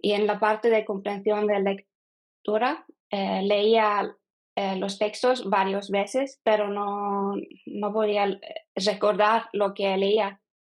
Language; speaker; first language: Spanish; non-native, fluent; Norwegian